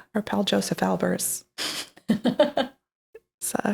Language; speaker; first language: English; native; English